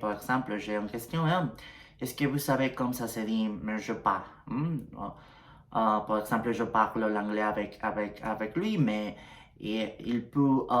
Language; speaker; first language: French; non-native, learner; Spanish